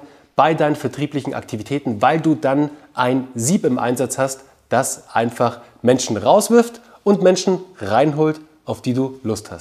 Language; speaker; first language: German; native; German